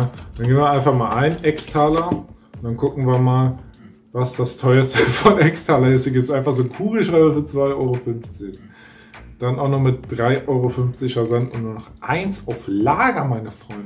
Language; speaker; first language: German; native; German